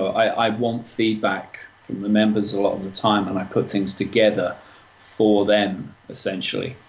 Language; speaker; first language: English; native; English